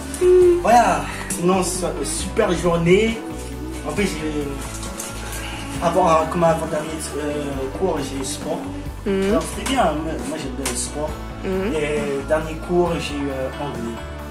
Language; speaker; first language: French; native; French